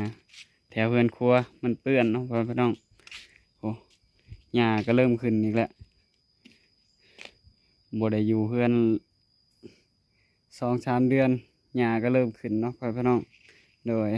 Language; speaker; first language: Thai; non-native, local second language; Lao